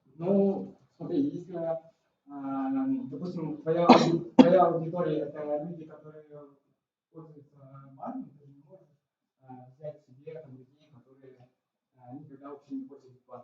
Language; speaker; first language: Russian; native; Russian